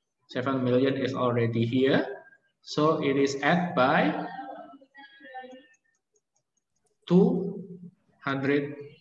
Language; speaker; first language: English; non-native, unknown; Indonesian